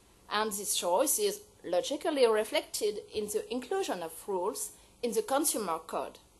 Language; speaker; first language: English; non-native, fluent; French